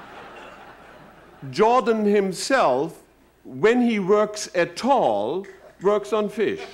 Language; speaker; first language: English; non-native, fluent; German